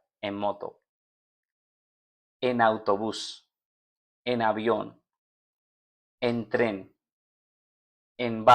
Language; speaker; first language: Spanish; non-native, fluent; Urdu